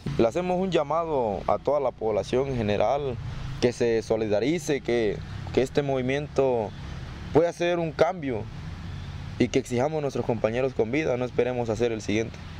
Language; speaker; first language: Spanish; native; Spanish